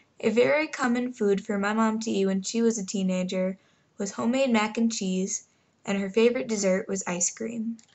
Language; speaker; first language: English; native; English